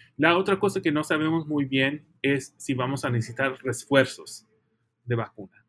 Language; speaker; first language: Spanish; early bilingual, heritage; Spanish